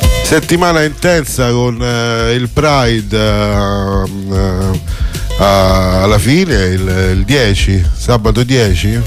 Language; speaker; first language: Italian; native; Italian